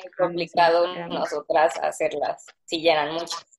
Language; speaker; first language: Spanish; native; Spanish